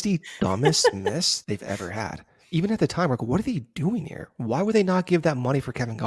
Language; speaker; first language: English; native; English